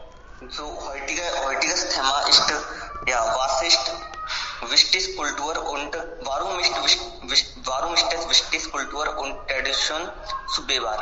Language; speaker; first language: German; non-native, learner; Hindi